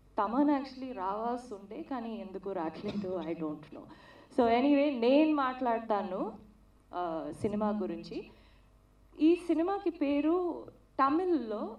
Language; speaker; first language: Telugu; non-native, learner; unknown